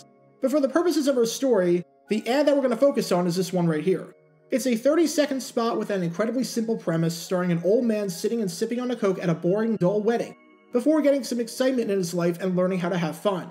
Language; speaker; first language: English; native; English